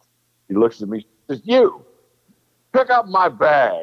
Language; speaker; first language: English; native; English